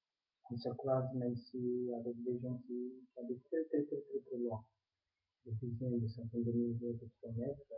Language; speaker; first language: French; non-native, fluent; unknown